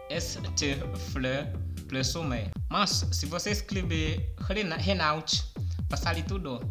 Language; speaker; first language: Portuguese; non-native, learner; Haitian Creole